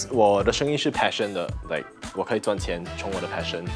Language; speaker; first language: Chinese; non-native, local second language; English